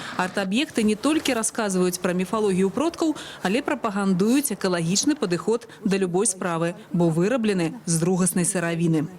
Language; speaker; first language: Belarusian; native; Belarusian